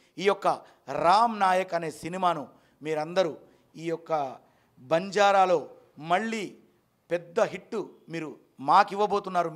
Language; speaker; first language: Telugu; non-native, local second language; Lambadi